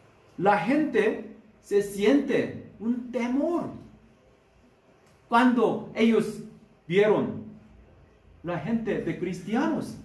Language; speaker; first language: Spanish; non-native, learner; Korean